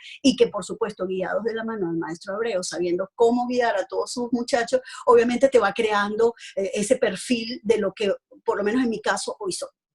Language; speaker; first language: Spanish; native; Spanish